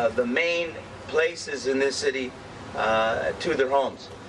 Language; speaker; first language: English; native; English